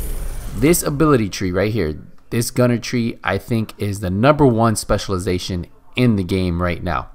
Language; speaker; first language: English; native; English